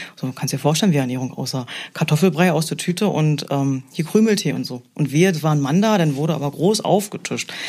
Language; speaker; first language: German; native; German